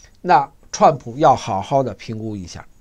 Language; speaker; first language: Chinese; native; Chinese